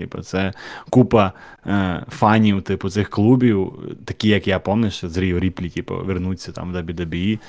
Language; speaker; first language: Ukrainian; non-native, local second language; Russian